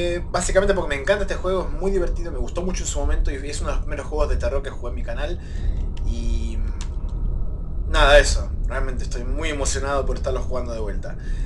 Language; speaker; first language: Spanish; native; Spanish